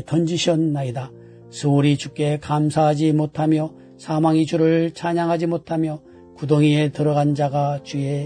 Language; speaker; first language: Korean; native; Korean